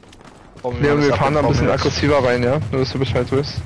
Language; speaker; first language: German; native; German